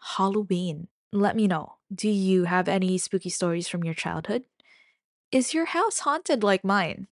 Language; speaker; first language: English; non-native, local second language; Filipino